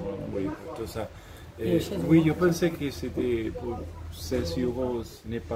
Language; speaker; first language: French; non-native, learner; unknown